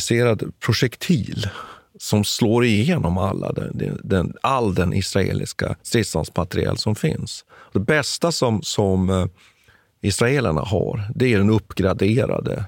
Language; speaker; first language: Swedish; native; Swedish